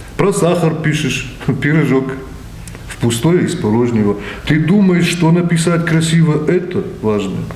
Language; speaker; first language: Russian; non-native, local second language; Ossetic